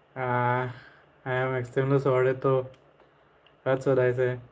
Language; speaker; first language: English; non-native, local second language; Assamese